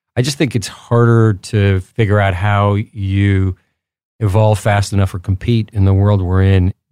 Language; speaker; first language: English; early bilingual, other home language; Spanish